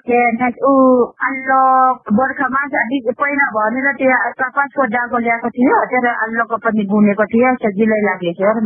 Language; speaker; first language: Nepali; non-native, local second language; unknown